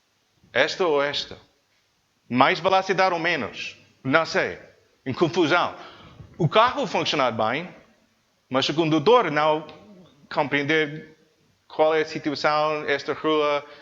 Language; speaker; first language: Portuguese; non-native, learner; English